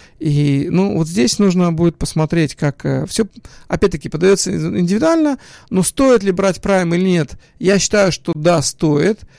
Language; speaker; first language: Russian; early bilingual, other home language; Hebrew